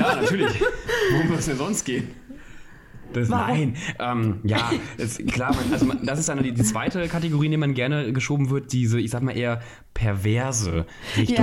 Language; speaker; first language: German; native; German